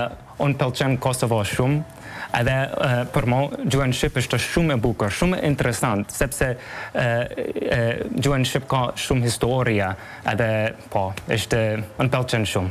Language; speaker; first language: Albanian; non-native, learner; English